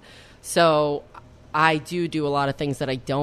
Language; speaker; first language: English; native; English